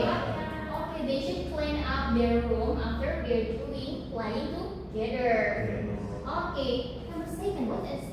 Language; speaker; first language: English; non-native, learner; Indonesian